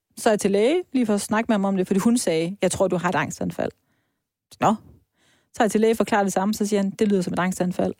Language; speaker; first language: Danish; early bilingual, other home language; Persian